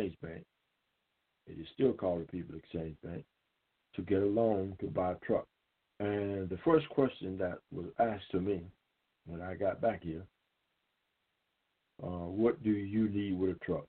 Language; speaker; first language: English; native; English